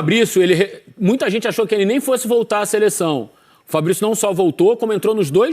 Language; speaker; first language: Portuguese; native; Portuguese